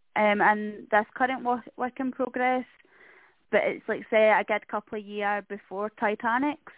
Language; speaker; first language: English; native; English